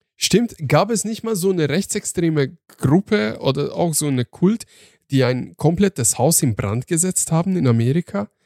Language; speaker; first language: German; early bilingual, other home language; Turkish